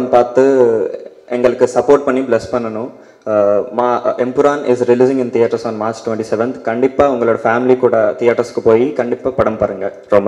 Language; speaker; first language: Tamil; non-native, learner; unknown